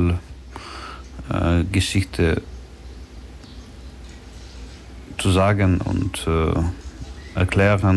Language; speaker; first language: German; non-native, learner; Ukrainian